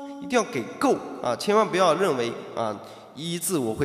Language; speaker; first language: Chinese; native; Chinese